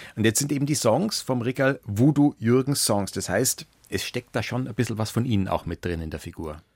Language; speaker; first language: German; native; German